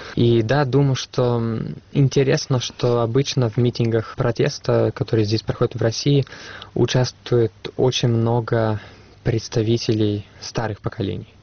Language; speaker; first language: Russian; non-native, fluent; Italian